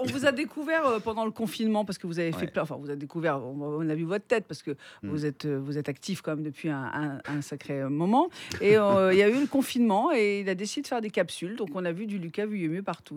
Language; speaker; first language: French; native; French